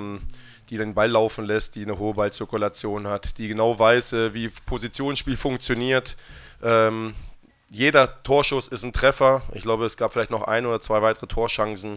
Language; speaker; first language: German; native; German